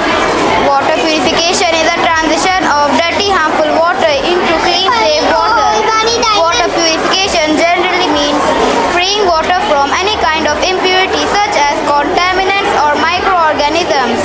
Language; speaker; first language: English; non-native, learner; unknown